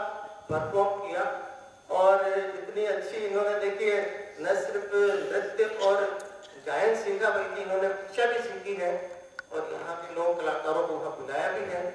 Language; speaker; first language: Hindi; native; Hindi